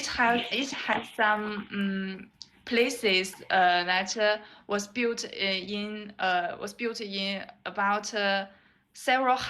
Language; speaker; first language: English; non-native, learner; Chinese